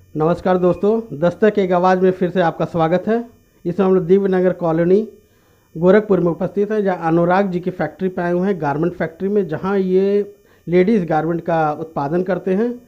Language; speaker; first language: Hindi; native; Hindi